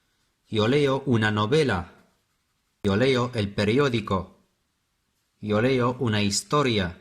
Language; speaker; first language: Spanish; non-native, fluent; Arabic